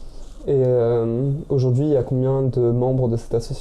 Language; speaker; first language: French; native; French